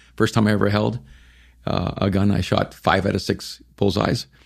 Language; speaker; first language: English; early bilingual, other home language; Spanish